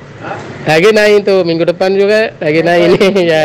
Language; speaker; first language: Indonesian; non-native, learner; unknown